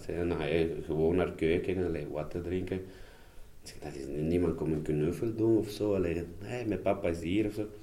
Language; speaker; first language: Dutch; non-native, learner; Spanish